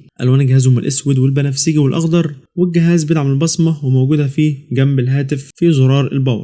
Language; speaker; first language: Arabic; native; Arabic